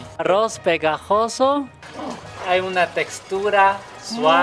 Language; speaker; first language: Spanish; non-native, learner; Chinese